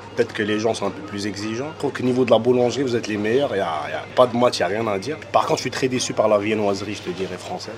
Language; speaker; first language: French; non-native, local second language; Arabic